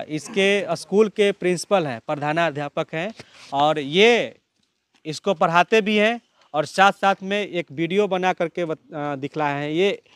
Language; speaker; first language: Hindi; native; Hindi